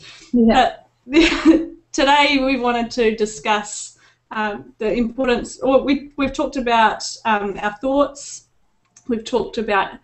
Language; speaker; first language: English; native; English